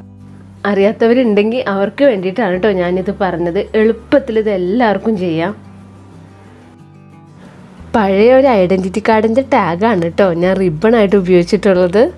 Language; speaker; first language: Malayalam; native; Malayalam